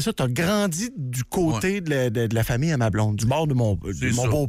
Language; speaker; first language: French; native; French